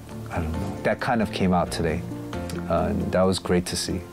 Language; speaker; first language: English; non-native, fluent; Korean